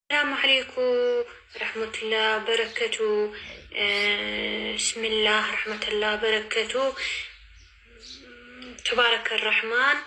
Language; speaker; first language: Arabic; non-native, learner; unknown